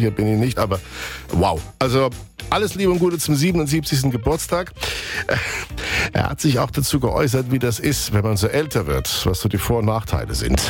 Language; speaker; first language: German; native; German